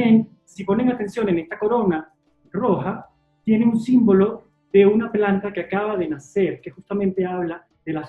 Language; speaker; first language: Spanish; native; Spanish